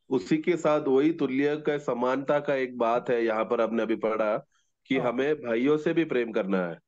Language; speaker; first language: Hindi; non-native, local second language; Malayalam